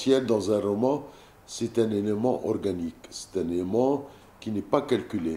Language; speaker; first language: French; non-native, fluent; Arabic